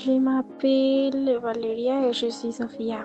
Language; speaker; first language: French; non-native, learner; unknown